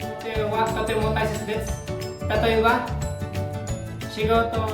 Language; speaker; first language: Japanese; non-native, learner; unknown